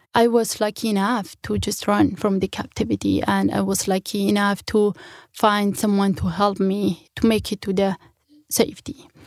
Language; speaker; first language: English; non-native, fluent; Kurdish